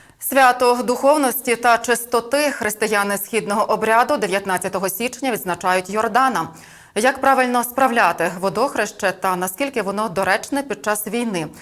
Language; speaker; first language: Ukrainian; native; Ukrainian